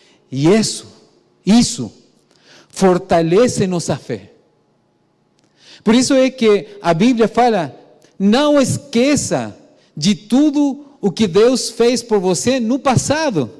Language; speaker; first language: Portuguese; non-native, fluent; Spanish